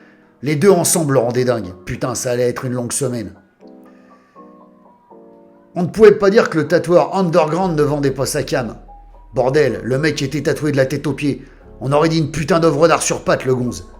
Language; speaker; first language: French; native; French